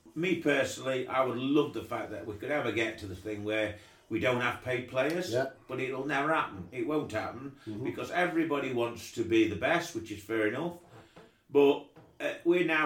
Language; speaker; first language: English; native; English